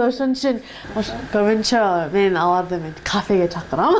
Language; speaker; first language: Kyrgyz; non-native, learner; English